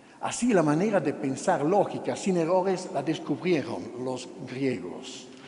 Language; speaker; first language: Spanish; non-native, fluent; Italian